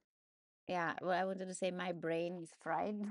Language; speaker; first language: English; non-native, learner; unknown